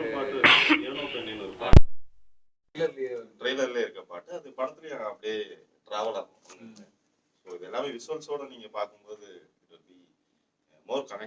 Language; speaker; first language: Tamil; native; Tamil